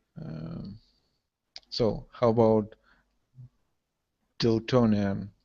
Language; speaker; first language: English; non-native, learner; Russian